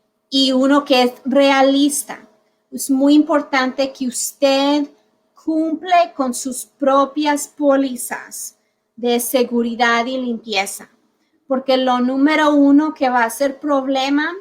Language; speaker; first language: Spanish; early bilingual, heritage; Spanish